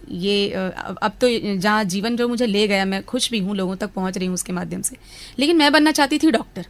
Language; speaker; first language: Hindi; native; Hindi